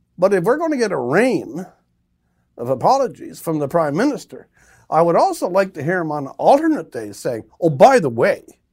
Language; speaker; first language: English; native; English